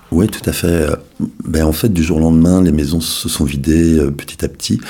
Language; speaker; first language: French; native; French